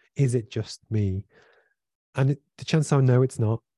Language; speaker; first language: English; native; English